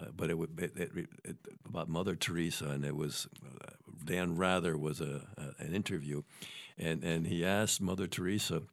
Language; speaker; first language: English; native; English